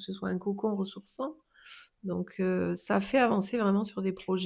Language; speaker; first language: French; native; French